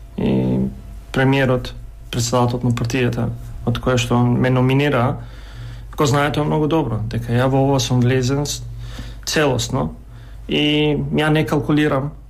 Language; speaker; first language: Macedonian; non-native, local second language; Albanian